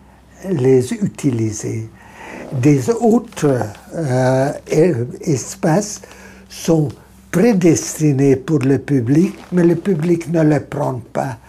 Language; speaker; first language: French; non-native, fluent; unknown